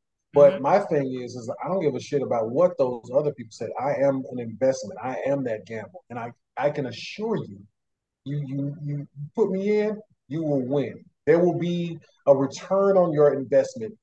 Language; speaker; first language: English; native; English